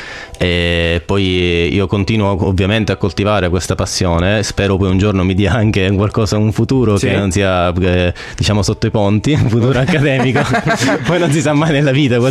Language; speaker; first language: Italian; native; Italian